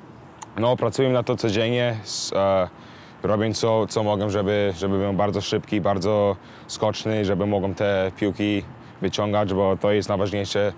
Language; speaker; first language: Polish; early bilingual, heritage; English